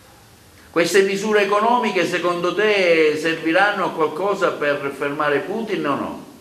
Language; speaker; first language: Italian; native; Italian